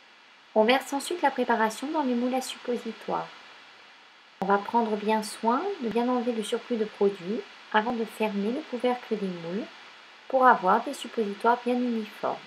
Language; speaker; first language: French; native; French